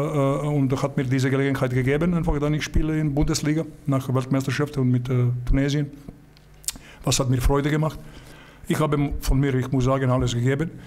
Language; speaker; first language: German; non-native, learner; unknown